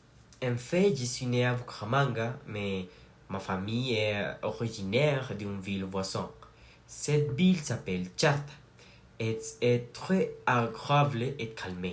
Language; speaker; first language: French; non-native, learner; Spanish